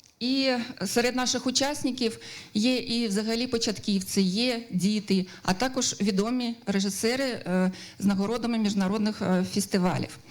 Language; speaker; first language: Ukrainian; native; Ukrainian